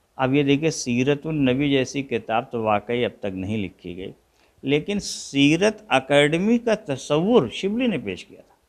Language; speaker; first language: Urdu; native; Urdu